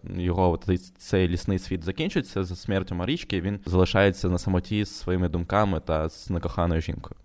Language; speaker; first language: Ukrainian; non-native, local second language; Russian